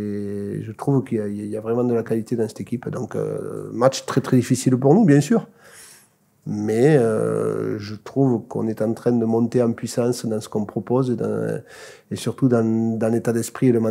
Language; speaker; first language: French; native; French